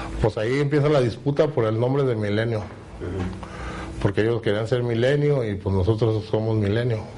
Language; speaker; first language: Spanish; native; Spanish